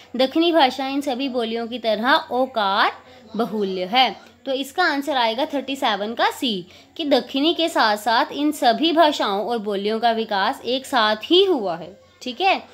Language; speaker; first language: Hindi; native; Hindi